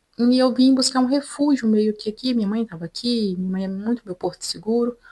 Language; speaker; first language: Portuguese; native; Portuguese